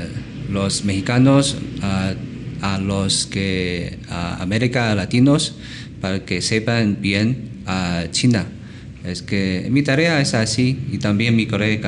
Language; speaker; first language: Spanish; non-native, learner; Chinese